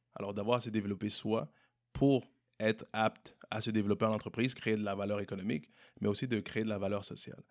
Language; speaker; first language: French; native; French